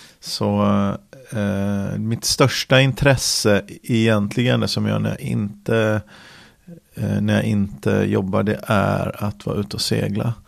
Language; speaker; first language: Swedish; native; Swedish